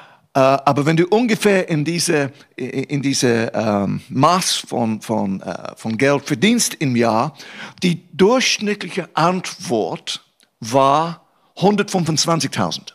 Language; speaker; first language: German; non-native, fluent; English